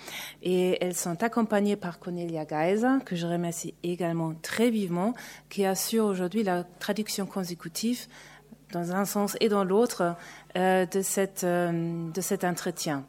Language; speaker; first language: French; native; French